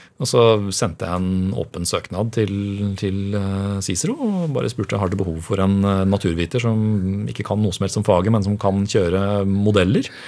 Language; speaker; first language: Norwegian; native; Norwegian